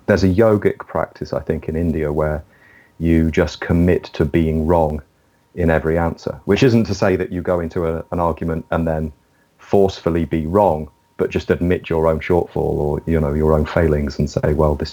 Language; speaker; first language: English; native; English